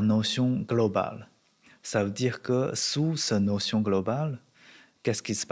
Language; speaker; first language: French; non-native, learner; Chinese